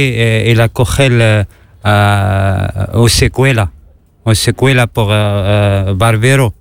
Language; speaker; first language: Spanish; non-native, learner; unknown